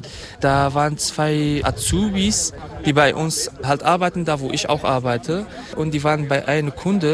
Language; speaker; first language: German; non-native, fluent; Kurdish